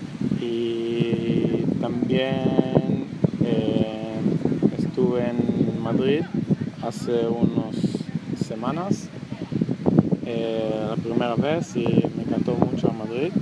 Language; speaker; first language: Spanish; non-native, learner; Hebrew